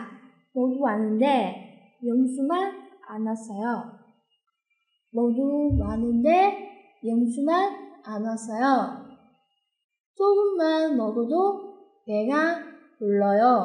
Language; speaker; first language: Korean; non-native, fluent; Chinese